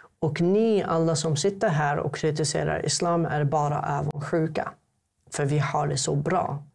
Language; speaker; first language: Swedish; non-native, fluent; Arabic